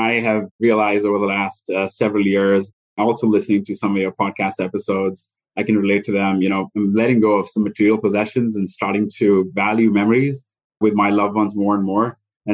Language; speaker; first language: English; non-native, local second language; Hindi